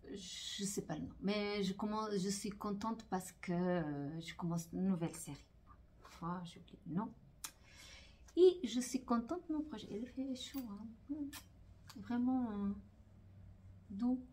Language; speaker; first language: French; non-native, fluent; Portuguese